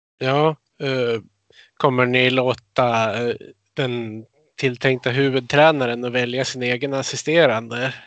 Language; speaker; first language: Swedish; native; Swedish